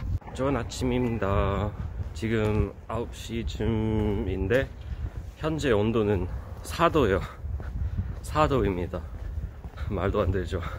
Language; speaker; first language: Korean; non-native, fluent; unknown